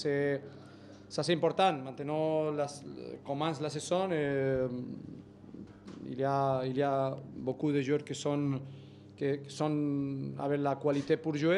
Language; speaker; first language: French; non-native, learner; Spanish